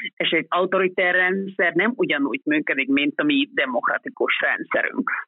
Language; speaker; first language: Hungarian; non-native, fluent; Finnish